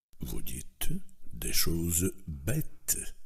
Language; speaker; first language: French; non-native, fluent; Russian